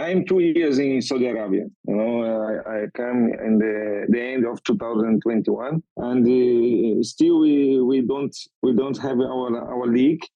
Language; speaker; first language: English; non-native, learner; Portuguese